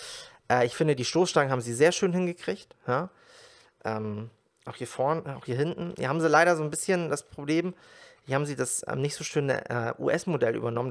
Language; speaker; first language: German; native; German